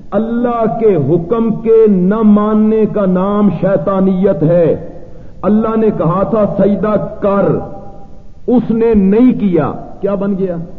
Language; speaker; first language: Urdu; native; Urdu